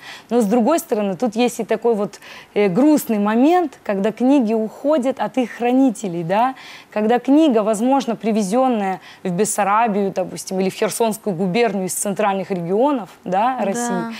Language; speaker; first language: Russian; native; Russian